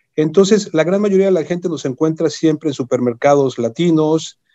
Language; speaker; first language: Spanish; native; Spanish